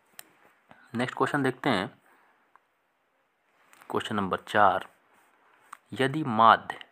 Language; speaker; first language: Hindi; native; Hindi